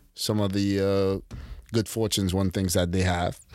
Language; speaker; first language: English; early bilingual, other home language; Haitian Creole